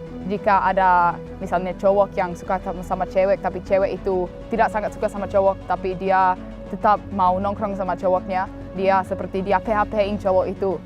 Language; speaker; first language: Indonesian; non-native, fluent; English